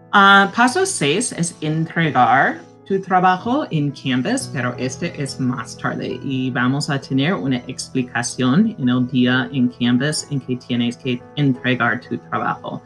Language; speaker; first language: Spanish; non-native, fluent; English